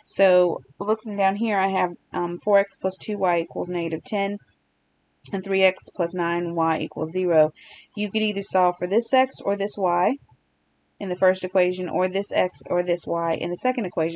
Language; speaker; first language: English; native; English